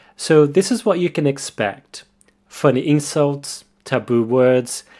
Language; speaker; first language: English; non-native, fluent; Portuguese